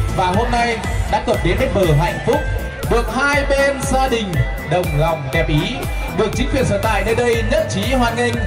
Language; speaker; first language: Vietnamese; non-native, local second language; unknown